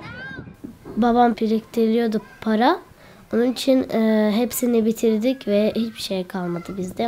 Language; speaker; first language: Turkish; early bilingual, other home language; Arabic